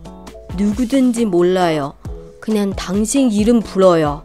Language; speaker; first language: Korean; non-native, fluent; Chinese